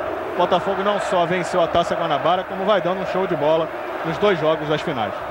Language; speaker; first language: Portuguese; native; Portuguese